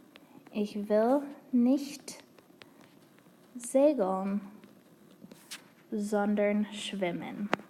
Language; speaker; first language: German; non-native, fluent; English